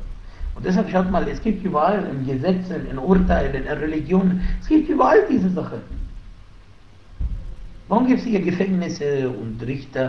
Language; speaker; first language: German; non-native, fluent; Arabic